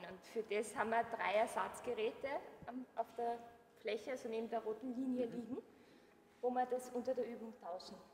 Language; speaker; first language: German; native; German